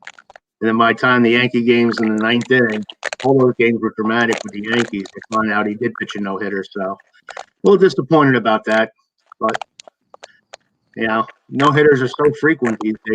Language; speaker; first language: English; native; English